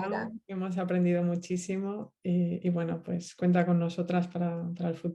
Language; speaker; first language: Spanish; native; Spanish